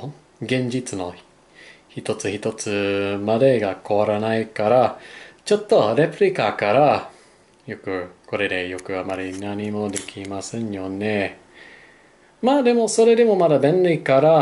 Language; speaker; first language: Japanese; non-native, learner; English